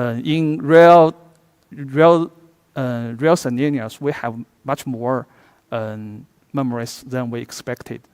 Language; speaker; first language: English; non-native, fluent; Chinese